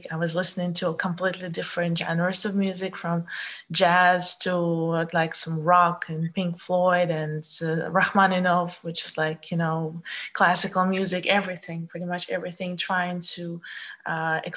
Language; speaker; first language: English; non-native, fluent; Russian